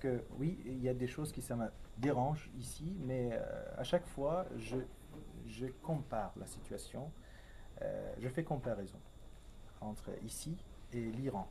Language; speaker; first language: French; non-native, fluent; Persian